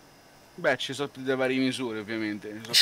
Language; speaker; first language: Italian; native; Italian